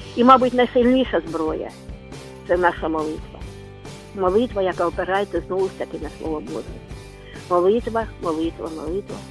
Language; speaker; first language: Ukrainian; non-native, local second language; Russian